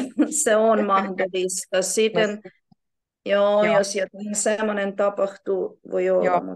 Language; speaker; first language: Finnish; non-native, learner; Ukrainian